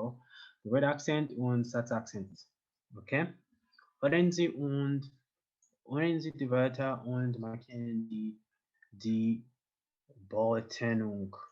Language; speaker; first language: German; non-native, fluent; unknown